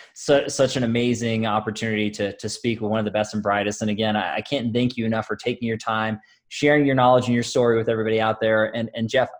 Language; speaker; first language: English; native; English